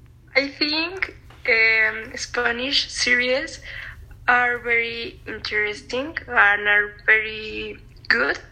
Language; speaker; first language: English; non-native, learner; Spanish